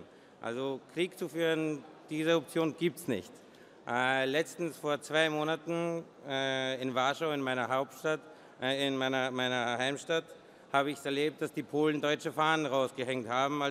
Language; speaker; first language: German; non-native, fluent; Polish